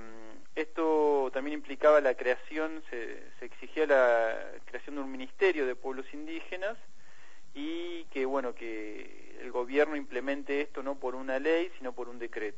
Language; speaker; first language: Spanish; native; Spanish